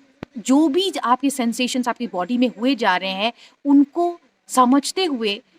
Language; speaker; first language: Hindi; native; Hindi